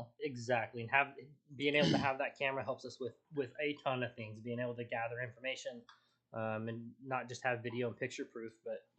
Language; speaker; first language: English; native; English